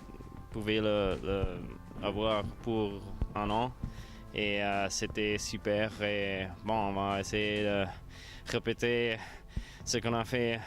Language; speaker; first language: French; non-native, local second language; Luxembourgish